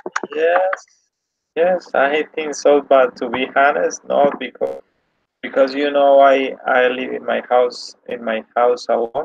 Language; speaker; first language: English; non-native, learner; Spanish